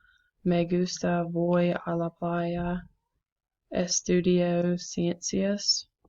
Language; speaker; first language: Spanish; non-native, learner; English